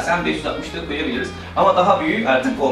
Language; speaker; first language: Turkish; native; Turkish